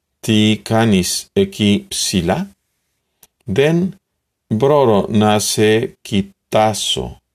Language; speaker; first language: Greek; non-native, learner; Spanish